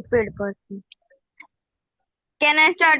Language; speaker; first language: English; non-native, learner; Hindi